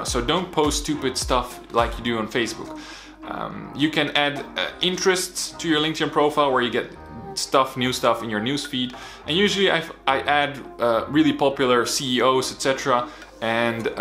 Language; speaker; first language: English; non-native, fluent; Dutch